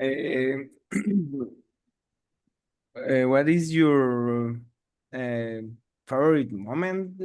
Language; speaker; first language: English; non-native, learner; Spanish